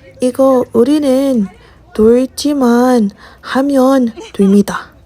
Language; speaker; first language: Korean; non-native, learner; English